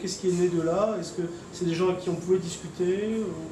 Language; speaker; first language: French; native; French